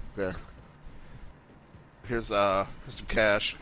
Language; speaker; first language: English; native; English